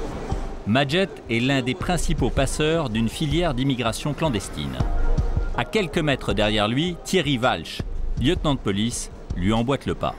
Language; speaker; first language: French; native; French